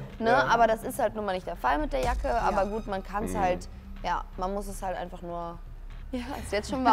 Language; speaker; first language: German; native; German